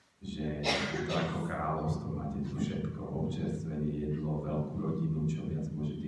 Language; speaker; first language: Slovak; native; Slovak